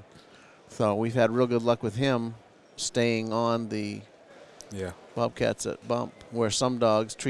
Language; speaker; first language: English; native; English